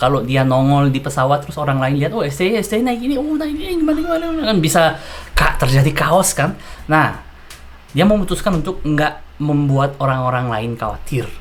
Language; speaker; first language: Indonesian; non-native, fluent; Korean